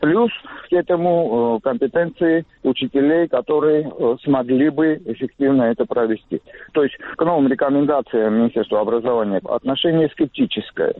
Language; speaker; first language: Russian; non-native, local second language; Georgian